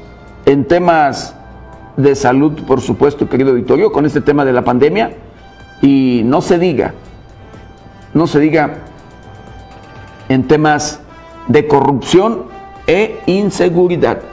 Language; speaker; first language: Spanish; native; Spanish